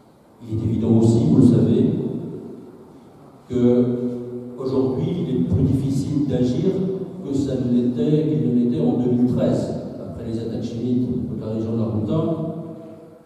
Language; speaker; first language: French; native; French